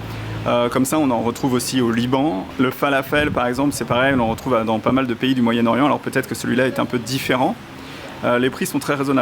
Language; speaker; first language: French; native; French